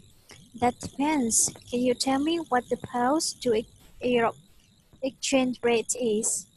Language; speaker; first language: English; non-native, fluent; Vietnamese